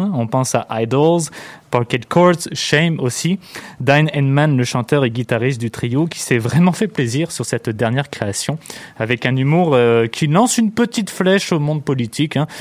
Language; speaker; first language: French; native; French